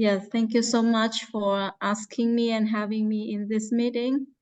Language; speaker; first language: English; non-native, fluent; Vietnamese